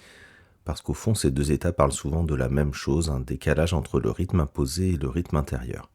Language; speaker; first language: French; native; French